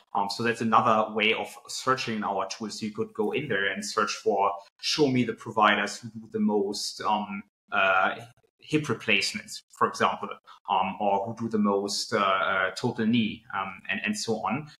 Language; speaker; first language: English; non-native, fluent; German